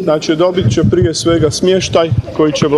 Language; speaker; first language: Croatian; native; Croatian